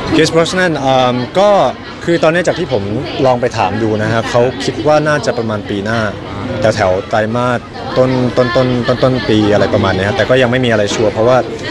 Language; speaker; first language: Thai; native; Thai